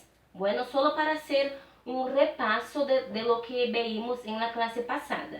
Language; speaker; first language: Spanish; non-native, fluent; Portuguese